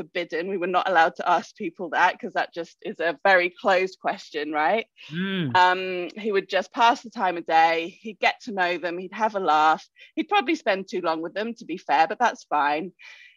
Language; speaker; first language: English; native; English